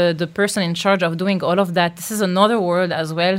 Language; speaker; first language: English; non-native, fluent; French